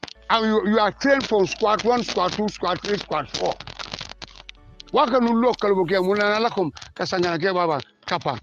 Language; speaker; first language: English; non-native, local second language; Mandingo